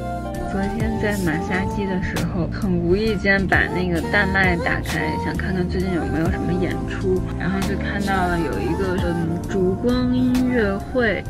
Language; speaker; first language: Chinese; native; Chinese